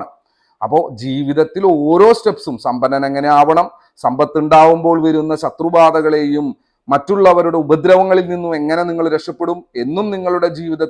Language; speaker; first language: Malayalam; native; Malayalam